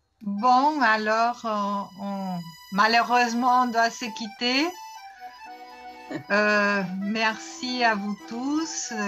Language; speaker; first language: French; non-native, fluent; Portuguese